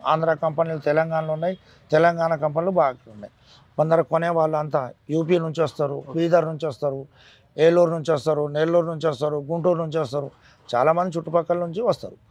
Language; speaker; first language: Telugu; non-native, local second language; Urdu